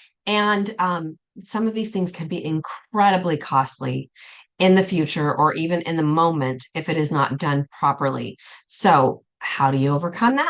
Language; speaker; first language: English; native; English